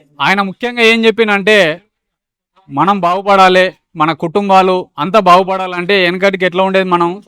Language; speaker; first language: Telugu; native; Telugu